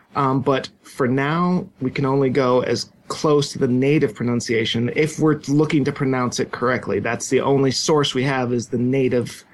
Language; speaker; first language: English; native; English